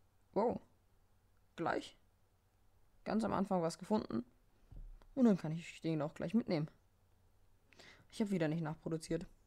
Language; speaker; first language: German; native; German